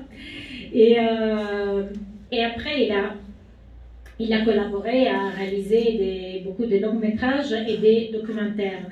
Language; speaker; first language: French; non-native, fluent; Italian